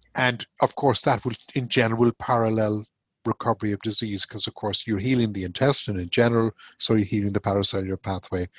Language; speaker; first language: English; native; English